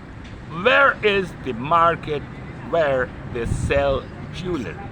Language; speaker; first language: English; non-native, fluent; Urdu